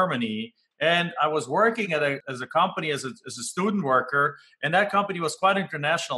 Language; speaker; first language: English; non-native, fluent; German